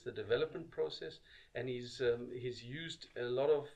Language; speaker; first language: English; native; English